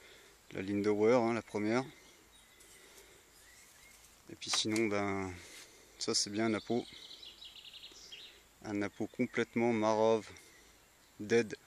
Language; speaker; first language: French; native; French